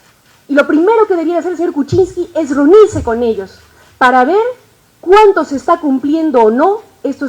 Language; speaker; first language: Spanish; native; Spanish